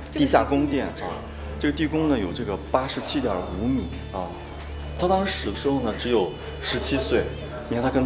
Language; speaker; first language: Chinese; native; Chinese